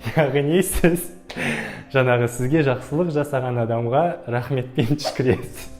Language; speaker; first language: Kazakh; non-native, local second language; Tatar